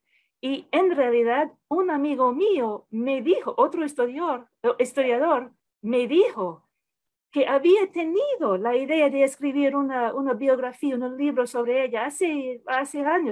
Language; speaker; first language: Spanish; non-native, fluent; English